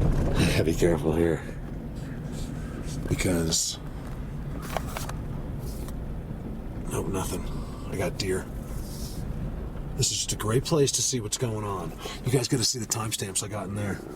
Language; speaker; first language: English; native; English